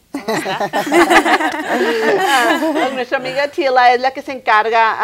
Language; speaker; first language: Spanish; early bilingual, heritage; Spanish